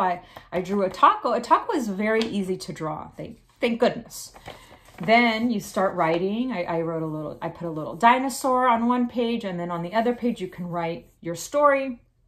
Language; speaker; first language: English; early bilingual, other home language; Spanish